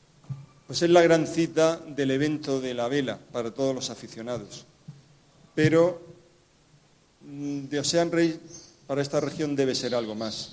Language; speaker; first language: Spanish; native; Spanish